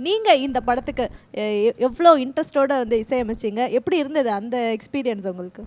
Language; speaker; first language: Tamil; native; Tamil